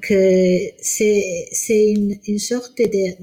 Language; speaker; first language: French; non-native, fluent; Spanish